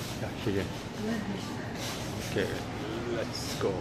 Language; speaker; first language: English; non-native, fluent; Portuguese